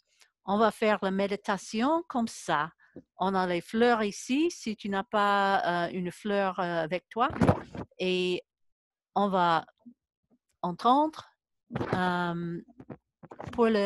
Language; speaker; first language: French; non-native, learner; English